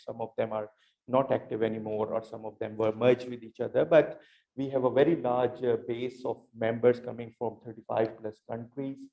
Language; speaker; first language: English; non-native, local second language; Urdu